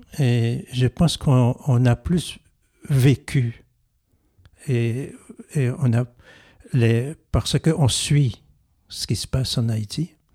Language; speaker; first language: French; non-native, local second language; Haitian Creole